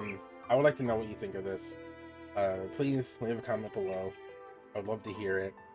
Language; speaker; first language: English; native; English